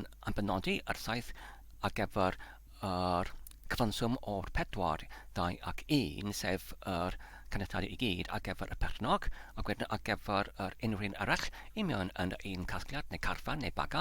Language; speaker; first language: Welsh; non-native, learner; Polish